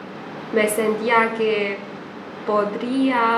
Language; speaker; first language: Spanish; non-native, fluent; Chinese